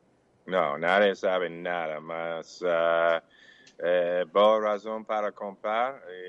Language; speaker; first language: Portuguese; non-native, fluent; English